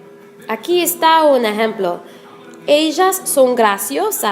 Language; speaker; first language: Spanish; non-native, fluent; English